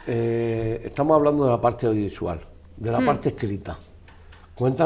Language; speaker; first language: Spanish; native; Spanish